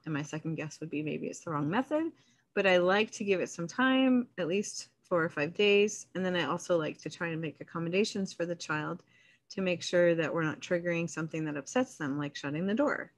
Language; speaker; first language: English; native; English